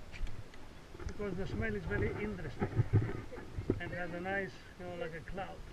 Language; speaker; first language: English; non-native, learner; Greek